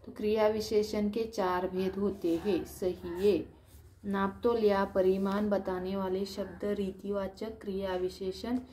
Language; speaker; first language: Hindi; non-native, local second language; Marathi